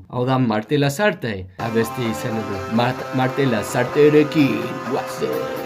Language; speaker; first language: Basque; non-native, learner; English